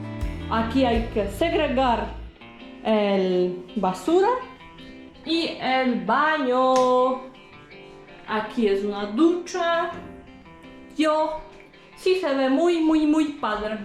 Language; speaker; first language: Spanish; non-native, fluent; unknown